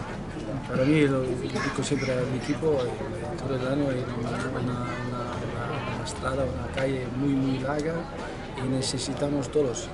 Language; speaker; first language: Spanish; non-native, learner; German